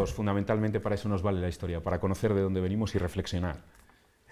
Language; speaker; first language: Spanish; native; Spanish